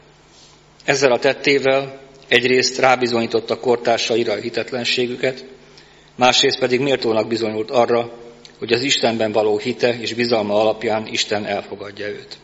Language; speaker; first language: Hungarian; native; Hungarian